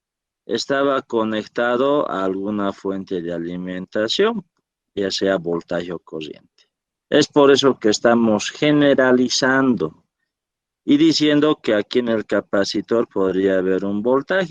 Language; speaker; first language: Spanish; native; Spanish